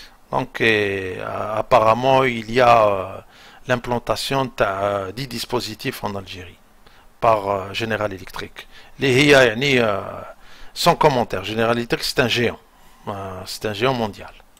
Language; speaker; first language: French; non-native, local second language; Arabic